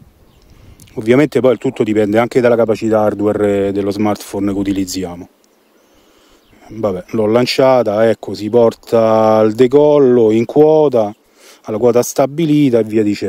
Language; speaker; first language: Italian; native; Italian